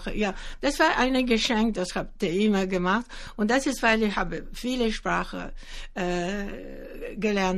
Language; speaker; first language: German; non-native, learner; Greek